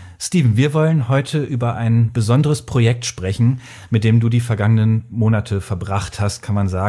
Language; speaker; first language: German; native; German